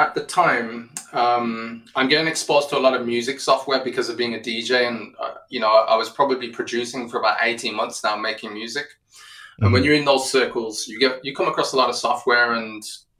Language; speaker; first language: English; native; English